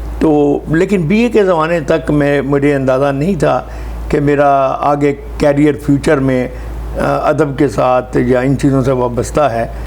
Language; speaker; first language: Urdu; non-native, local second language; Punjabi